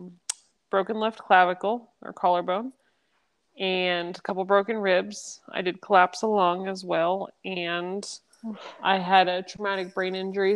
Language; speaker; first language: English; native; English